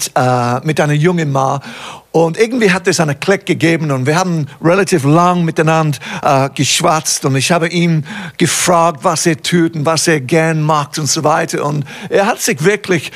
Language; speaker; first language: German; non-native, fluent; English